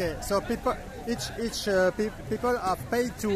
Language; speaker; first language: English; non-native, learner; French